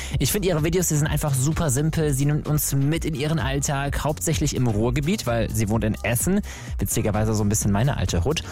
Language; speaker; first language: German; native; German